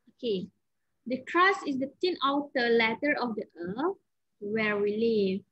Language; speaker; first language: English; non-native, local second language; Malay